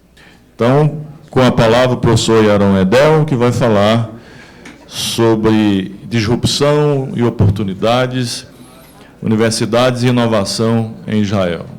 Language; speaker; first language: Portuguese; native; Portuguese